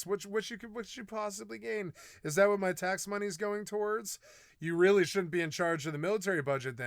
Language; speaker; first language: English; native; English